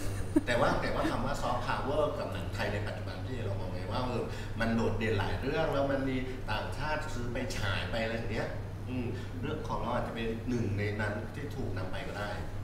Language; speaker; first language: Thai; native; Thai